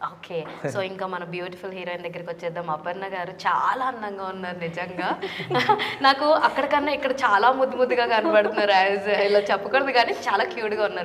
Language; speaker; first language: Telugu; native; Telugu